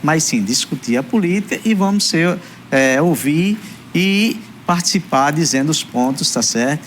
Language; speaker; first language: Portuguese; native; Portuguese